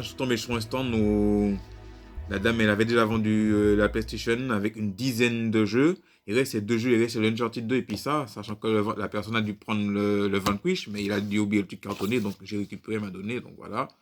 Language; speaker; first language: French; native; French